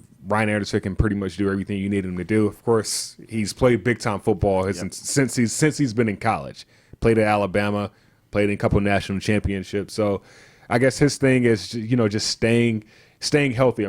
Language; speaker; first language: English; native; English